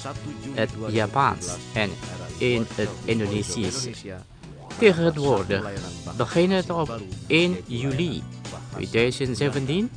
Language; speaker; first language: Dutch; non-native, learner; Indonesian